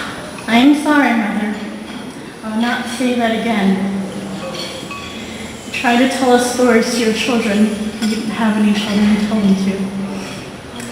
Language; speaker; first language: English; early bilingual, heritage; Vietnamese